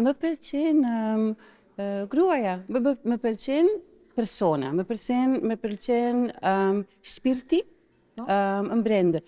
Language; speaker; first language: Albanian; non-native, learner; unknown